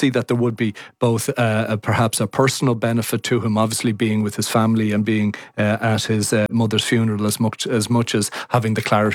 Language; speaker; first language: English; native; English